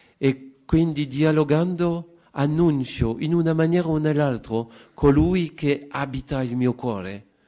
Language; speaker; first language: Italian; non-native, fluent; French